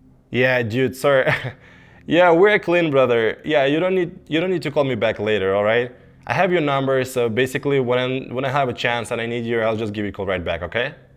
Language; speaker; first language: English; non-native, fluent; Ukrainian